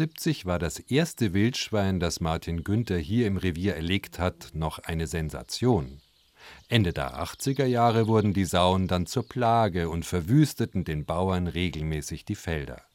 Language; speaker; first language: German; native; German